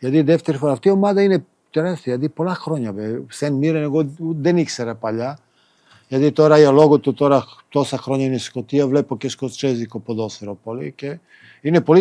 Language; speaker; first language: Greek; non-native, fluent; Serbian